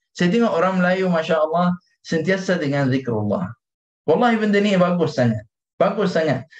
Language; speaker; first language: Malay; non-native, fluent; Arabic